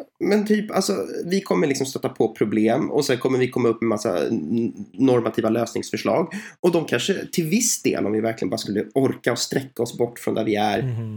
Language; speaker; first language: Swedish; native; Swedish